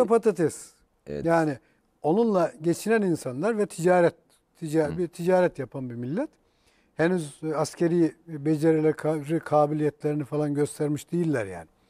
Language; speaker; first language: Turkish; native; Turkish